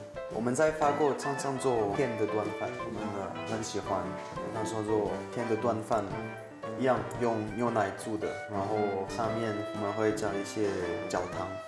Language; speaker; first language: Chinese; non-native, fluent; French